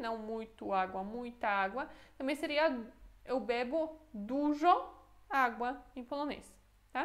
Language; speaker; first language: Portuguese; non-native, fluent; Polish